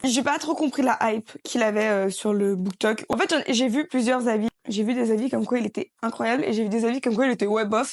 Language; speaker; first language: French; native; French